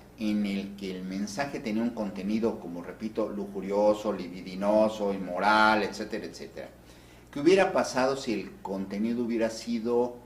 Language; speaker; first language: Spanish; native; Spanish